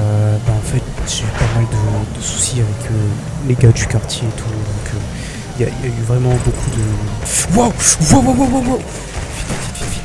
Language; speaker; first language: French; native; French